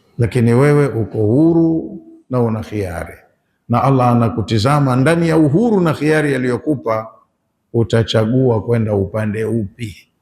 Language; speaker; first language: Swahili; native; Swahili